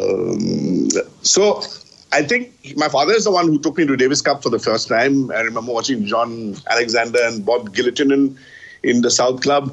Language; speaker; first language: English; non-native, local second language; Bangla